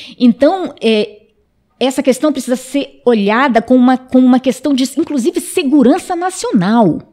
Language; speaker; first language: Portuguese; non-native, local second language; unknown